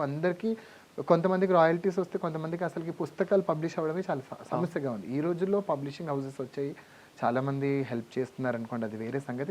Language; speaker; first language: Telugu; non-native, local second language; Lambadi